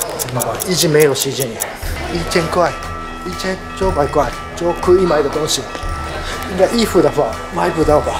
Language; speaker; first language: Chinese; non-native, learner; Japanese